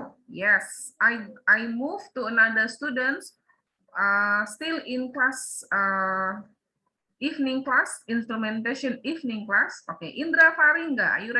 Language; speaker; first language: English; non-native, learner; Indonesian